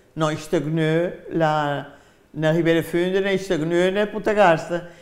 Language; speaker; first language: Portuguese; native; Portuguese